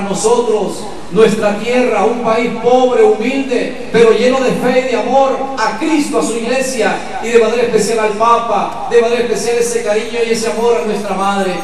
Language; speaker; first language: Spanish; native; Spanish